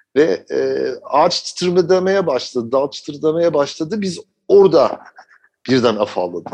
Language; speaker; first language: Turkish; early bilingual, heritage; Turkish